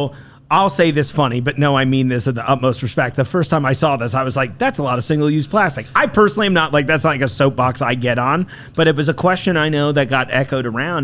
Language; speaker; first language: English; native; English